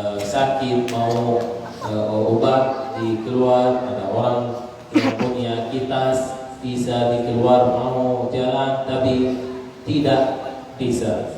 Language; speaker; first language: Indonesian; non-native, learner; Arabic